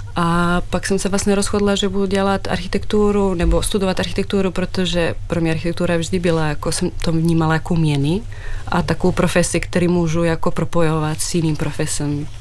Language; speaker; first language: Czech; non-native, fluent; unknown